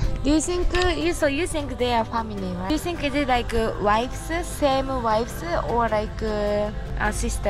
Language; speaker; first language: English; non-native, learner; Japanese